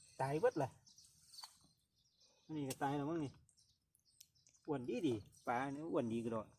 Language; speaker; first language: Thai; non-native, local second language; Lao